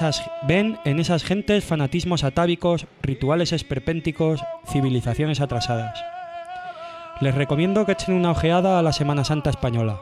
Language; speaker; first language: Spanish; native; Spanish